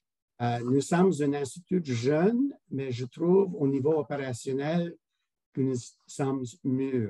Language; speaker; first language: French; non-native, local second language; English